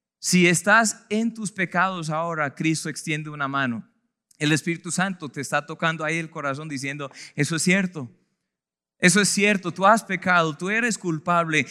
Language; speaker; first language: Spanish; non-native, fluent; English